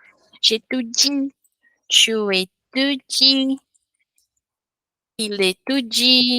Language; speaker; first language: French; non-native, fluent; Portuguese